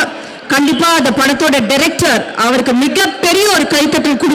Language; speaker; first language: Tamil; native; Tamil